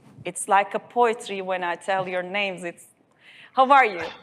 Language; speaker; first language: English; non-native, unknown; Turkish